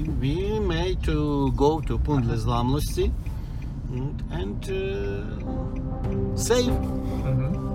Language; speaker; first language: English; non-native, learner; Ukrainian